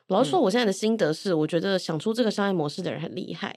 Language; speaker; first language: Chinese; native; Chinese